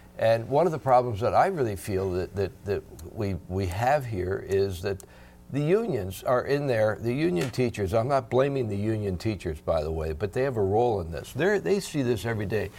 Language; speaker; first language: English; native; English